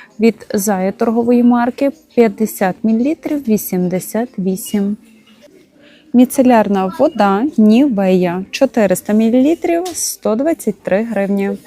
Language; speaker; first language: Ukrainian; native; Ukrainian